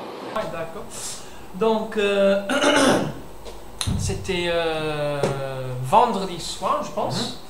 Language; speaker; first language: French; non-native, learner; English